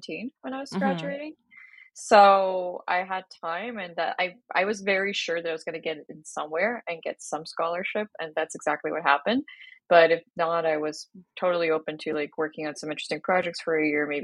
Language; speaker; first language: English; non-native, fluent; Georgian